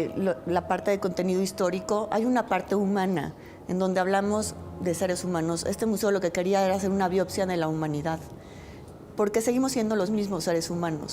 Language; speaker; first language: Spanish; native; Spanish